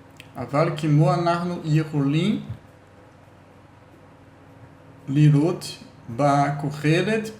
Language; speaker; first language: Hebrew; non-native, learner; Portuguese